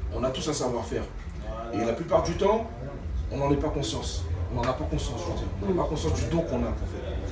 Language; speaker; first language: French; native; French